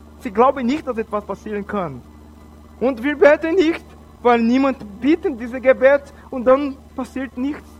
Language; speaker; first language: German; non-native, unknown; Portuguese